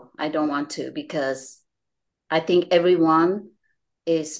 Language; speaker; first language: English; non-native, local second language; Chinese